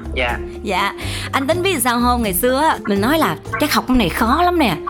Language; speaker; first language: Vietnamese; native; Vietnamese